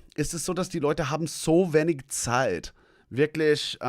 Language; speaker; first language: German; non-native, fluent; English